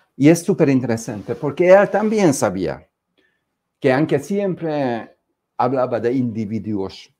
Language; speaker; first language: Spanish; non-native, fluent; Hungarian